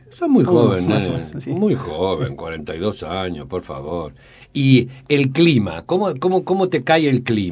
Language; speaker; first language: Spanish; native; Spanish